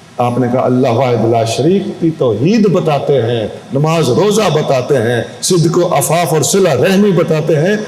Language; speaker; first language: Urdu; non-native, local second language; Punjabi